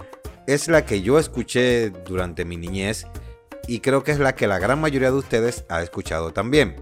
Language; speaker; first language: Spanish; native; Spanish